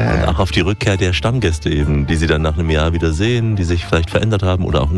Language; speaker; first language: German; native; German